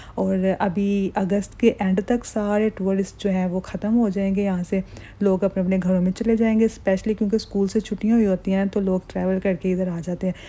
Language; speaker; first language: Urdu; native; Urdu